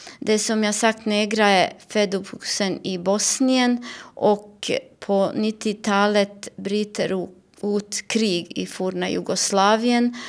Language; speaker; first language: Swedish; non-native, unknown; Bosnian